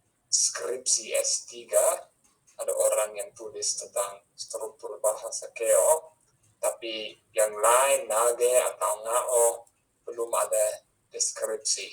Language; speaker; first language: Indonesian; non-native, fluent; English